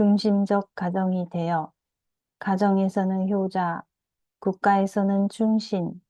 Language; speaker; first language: Korean; native; Korean